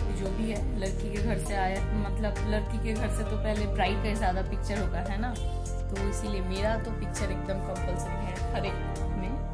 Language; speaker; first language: Hindi; non-native, local second language; Bangla